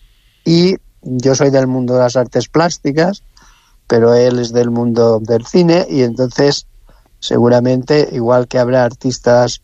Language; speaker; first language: Spanish; native; Spanish